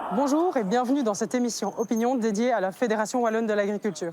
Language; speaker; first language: French; native; French